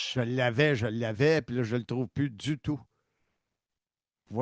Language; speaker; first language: French; native; French